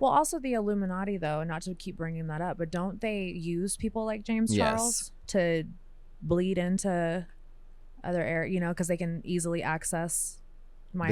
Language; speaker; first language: English; native; English